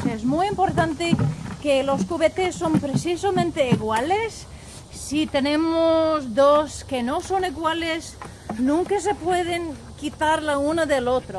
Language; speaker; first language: Spanish; non-native, learner; English